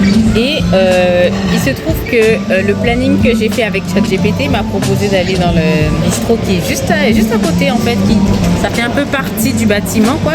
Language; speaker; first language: French; native; French